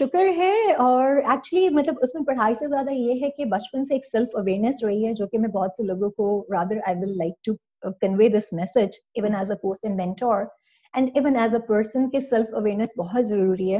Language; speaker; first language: English; non-native, local second language; Urdu